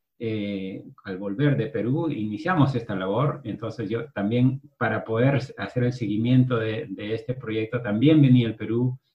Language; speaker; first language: Spanish; native; Spanish